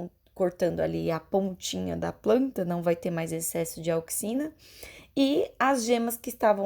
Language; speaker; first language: Portuguese; native; Portuguese